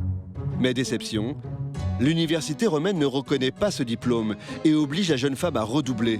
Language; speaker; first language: French; native; French